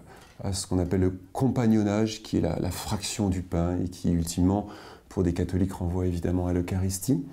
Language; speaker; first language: French; native; French